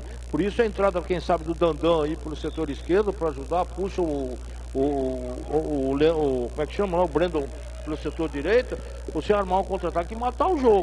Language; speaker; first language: Portuguese; native; Portuguese